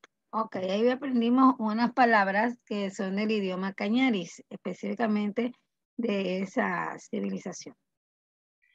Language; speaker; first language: Spanish; native; Spanish